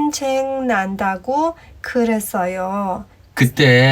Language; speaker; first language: Korean; non-native, learner; Persian